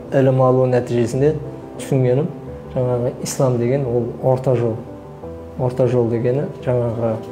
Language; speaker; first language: Kazakh; non-native, local second language; Uzbek